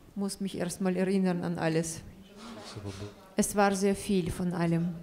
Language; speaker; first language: German; non-native, fluent; Russian